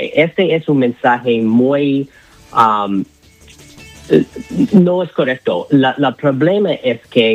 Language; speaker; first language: Spanish; non-native, learner; English